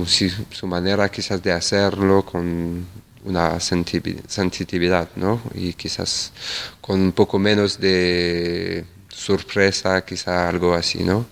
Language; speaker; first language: Spanish; non-native, fluent; French